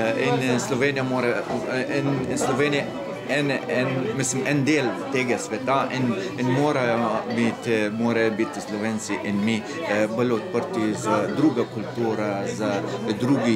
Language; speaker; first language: Slovenian; non-native, fluent; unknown